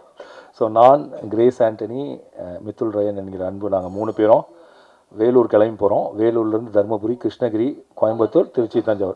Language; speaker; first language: Tamil; native; Tamil